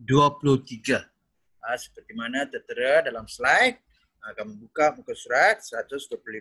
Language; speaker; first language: Malay; native; Malay